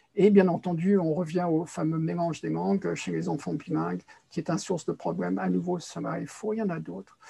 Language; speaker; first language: French; native; French